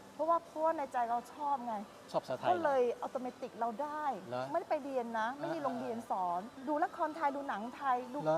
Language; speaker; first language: Thai; non-native, fluent; Malay